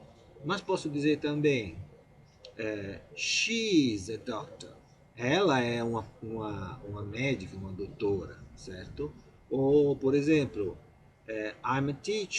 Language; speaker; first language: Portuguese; non-native, fluent; Italian